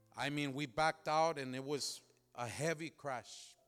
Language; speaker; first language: English; early bilingual, other home language; Spanish